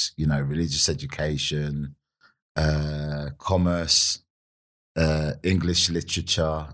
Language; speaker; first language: English; native; English